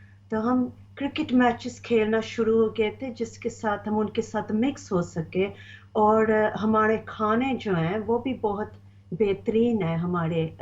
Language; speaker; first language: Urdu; early bilingual, heritage; Urdu